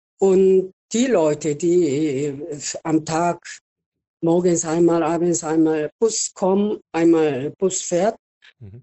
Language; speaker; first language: German; non-native, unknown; Korean